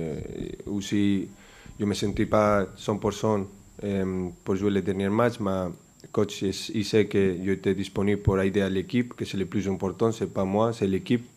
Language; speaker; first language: French; non-native, fluent; Spanish